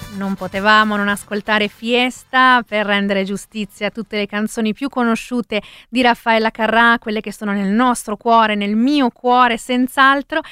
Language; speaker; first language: Italian; early bilingual, other home language; Spanish